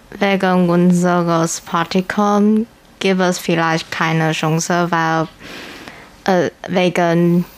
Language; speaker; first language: German; non-native, learner; Chinese